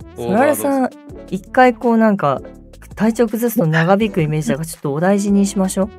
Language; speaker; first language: Japanese; native; Japanese